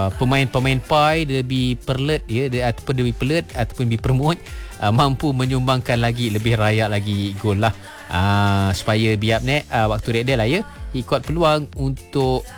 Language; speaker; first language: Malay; non-native, local second language; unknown